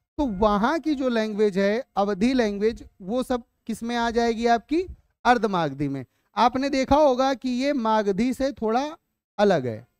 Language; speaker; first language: Hindi; native; Hindi